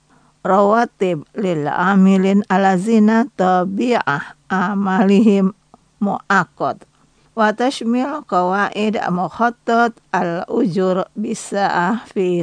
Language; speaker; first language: Arabic; non-native, fluent; Indonesian